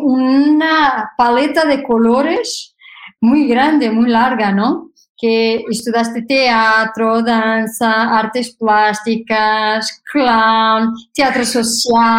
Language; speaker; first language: Spanish; non-native, fluent; Portuguese